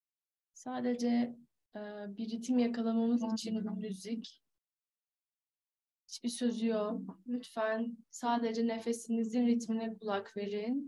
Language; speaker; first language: Turkish; native; Turkish